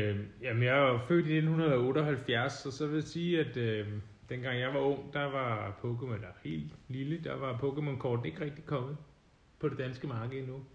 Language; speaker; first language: Danish; native; Danish